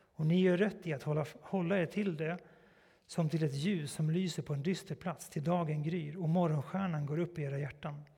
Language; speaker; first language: Swedish; native; Swedish